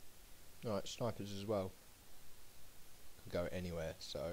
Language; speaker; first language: English; native; English